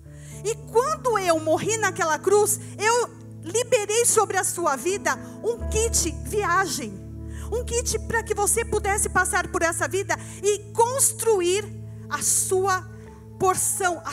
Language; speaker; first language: Portuguese; native; Portuguese